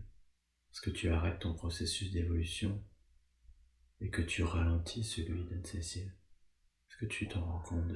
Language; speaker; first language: French; native; French